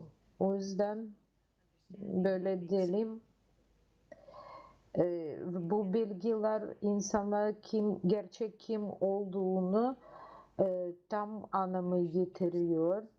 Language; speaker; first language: Turkish; non-native, learner; Russian